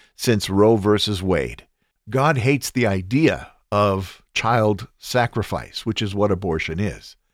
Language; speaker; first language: English; native; English